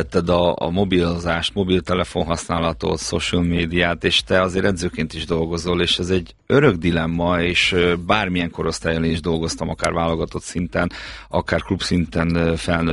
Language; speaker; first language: Hungarian; native; Hungarian